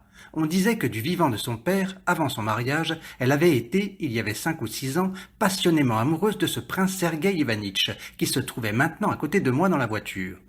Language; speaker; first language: French; native; French